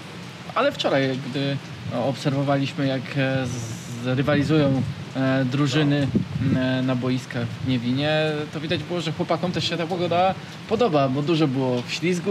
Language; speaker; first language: Polish; native; Polish